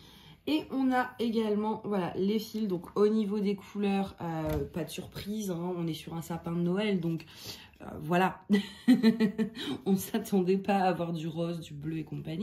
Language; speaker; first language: French; native; French